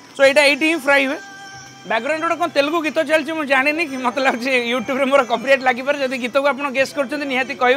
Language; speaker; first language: Hindi; non-native, local second language; Odia